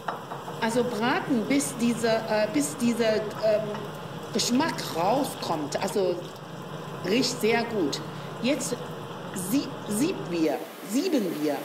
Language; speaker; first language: German; non-native, learner; Chinese